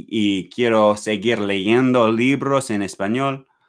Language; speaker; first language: Spanish; non-native, learner; English